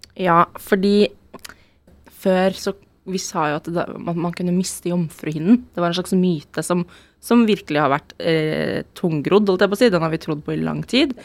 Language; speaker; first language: Norwegian; native; Norwegian